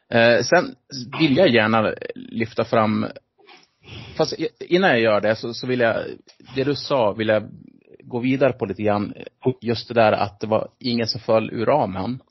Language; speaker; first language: Swedish; native; Swedish